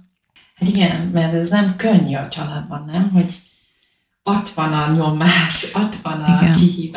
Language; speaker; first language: Hungarian; non-native, learner; English